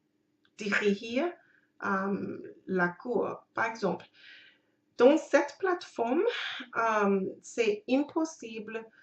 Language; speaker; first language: French; non-native, learner; English